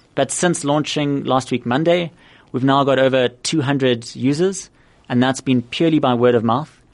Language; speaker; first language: English; native; English